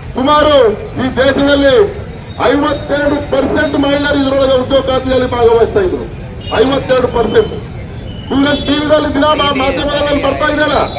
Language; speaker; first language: Kannada; native; Kannada